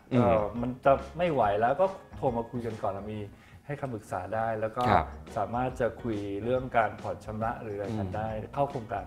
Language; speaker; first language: Thai; native; Thai